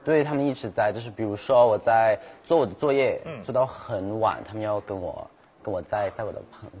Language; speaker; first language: Chinese; non-native, fluent; Thai